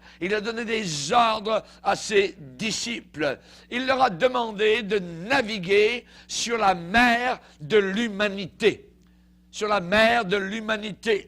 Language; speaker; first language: French; native; French